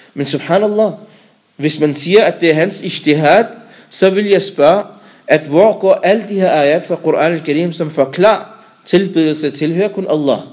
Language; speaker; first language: Danish; non-native, fluent; Arabic